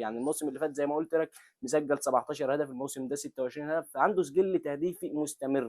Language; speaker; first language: Arabic; native; Arabic